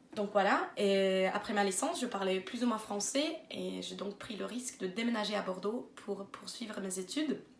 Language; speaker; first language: French; non-native, fluent; Norwegian